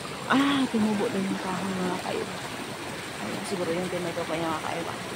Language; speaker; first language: Filipino; non-native, local second language; Cebuano